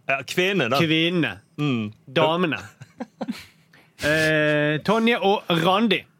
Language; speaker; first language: Norwegian; native; Norwegian